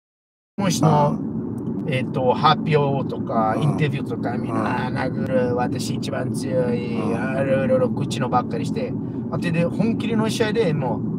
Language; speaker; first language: Japanese; non-native, learner; Portuguese